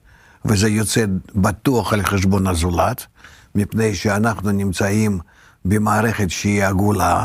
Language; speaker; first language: Hebrew; non-native, fluent; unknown